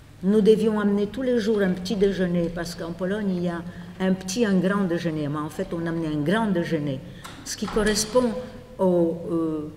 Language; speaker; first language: French; non-native, fluent; Polish